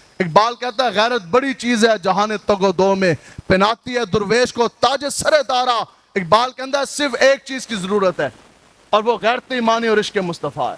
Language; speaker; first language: Urdu; non-native, local second language; Punjabi